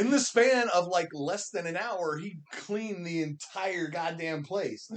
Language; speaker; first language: English; native; English